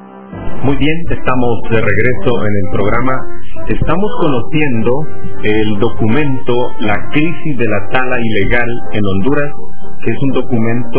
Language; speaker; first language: Spanish; native; Spanish